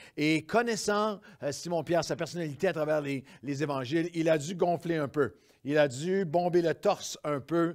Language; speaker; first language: French; native; French